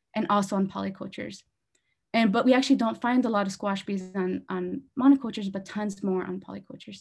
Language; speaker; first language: English; native; English